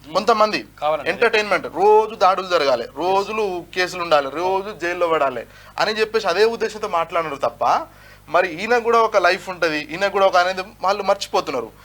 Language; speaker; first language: Telugu; non-native, local second language; Lambadi